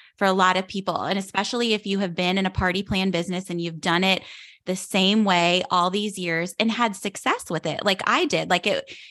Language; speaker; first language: English; native; English